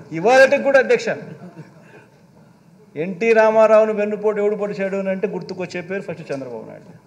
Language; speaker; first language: Telugu; native; Telugu